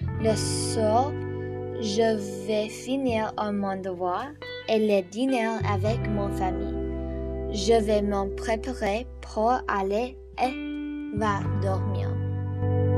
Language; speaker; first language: French; non-native, learner; English